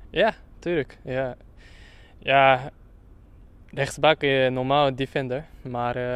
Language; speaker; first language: Dutch; non-native, learner; Japanese